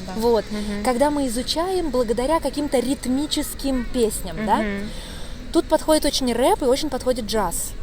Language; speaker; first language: Russian; native; Russian